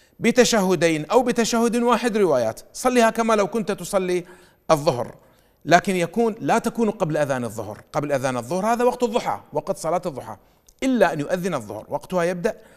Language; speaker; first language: Arabic; native; Arabic